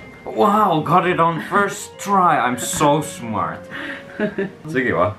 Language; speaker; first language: English; non-native, fluent; Finnish